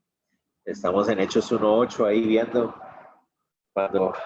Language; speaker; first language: Spanish; native; Spanish